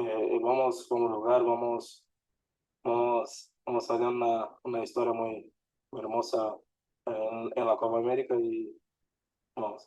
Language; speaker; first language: Spanish; non-native, learner; Portuguese